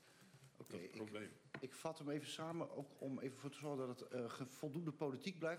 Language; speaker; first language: Dutch; native; Dutch